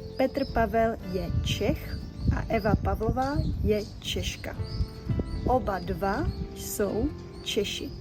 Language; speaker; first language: Czech; native; Czech